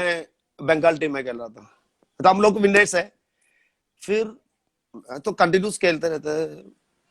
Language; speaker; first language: Hindi; non-native, local second language; Malayalam